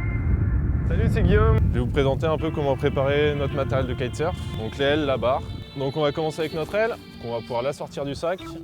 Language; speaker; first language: French; native; French